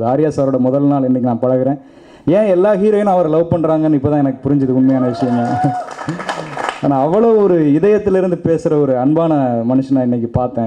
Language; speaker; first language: Tamil; native; Tamil